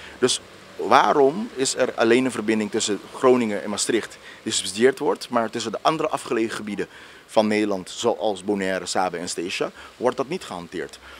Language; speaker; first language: Dutch; non-native, local second language; Papiamento